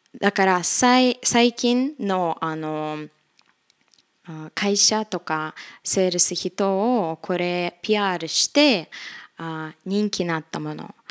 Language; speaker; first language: Japanese; non-native, fluent; Russian